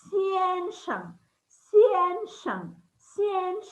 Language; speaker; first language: Chinese; non-native, fluent; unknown